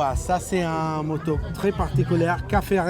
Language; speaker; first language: French; non-native, learner; Italian